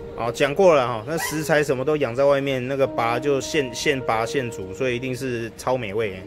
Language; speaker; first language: Chinese; native; Chinese